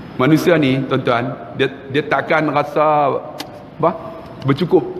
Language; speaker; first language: Malay; native; Malay